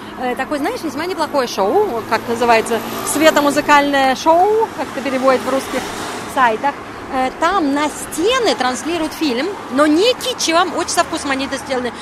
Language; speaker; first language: Russian; native; Russian